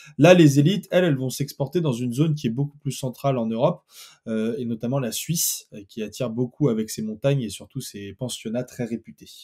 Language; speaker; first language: French; native; French